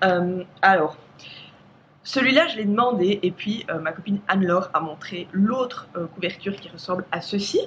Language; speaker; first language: French; native; French